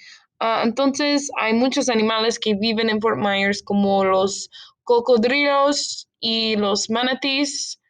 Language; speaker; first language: Spanish; non-native, learner; English